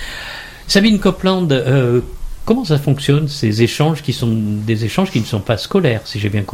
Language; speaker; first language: French; native; French